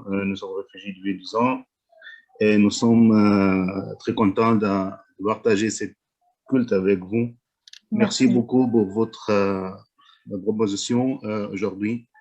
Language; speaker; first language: French; non-native, learner; Arabic